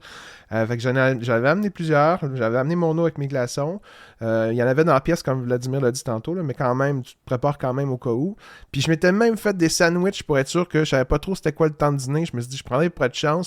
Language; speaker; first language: French; native; French